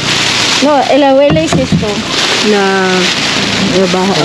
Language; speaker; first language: Spanish; non-native, learner; Filipino